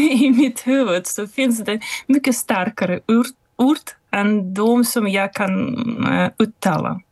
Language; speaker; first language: Swedish; non-native, fluent; Russian